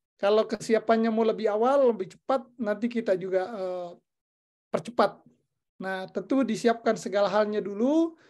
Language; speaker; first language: Indonesian; non-native, local second language; Buginese